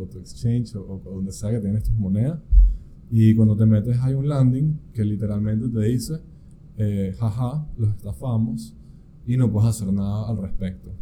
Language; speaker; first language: Spanish; native; Spanish